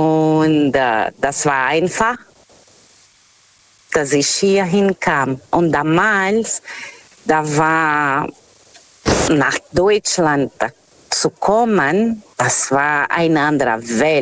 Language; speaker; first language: German; non-native, fluent; Portuguese